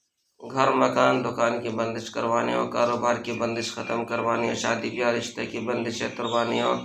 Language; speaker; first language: Urdu; native; Urdu